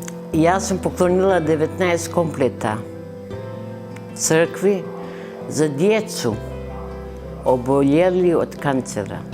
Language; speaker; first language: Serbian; early bilingual, other home language; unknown